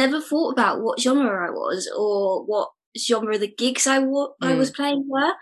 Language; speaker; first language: English; native; English